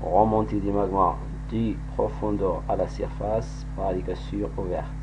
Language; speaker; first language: French; non-native, local second language; Arabic